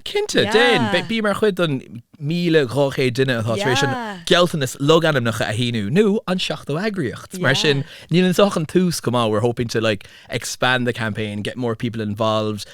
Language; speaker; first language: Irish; non-native, local second language; English